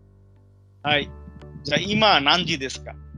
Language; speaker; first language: Japanese; non-native, fluent; Bangla